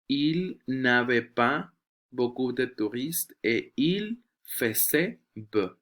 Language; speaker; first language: French; non-native, fluent; Spanish